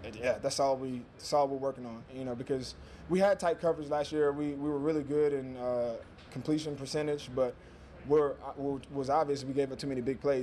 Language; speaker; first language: English; native; English